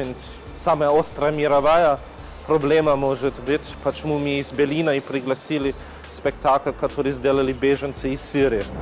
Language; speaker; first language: Russian; non-native, fluent; German